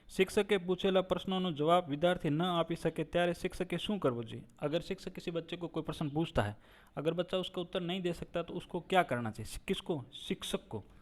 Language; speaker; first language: Hindi; non-native, local second language; Gujarati